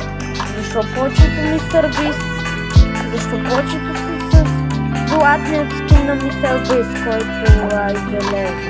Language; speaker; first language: Bulgarian; native; Bulgarian